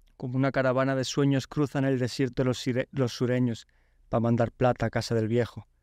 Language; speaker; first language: Spanish; early bilingual, other home language; Polish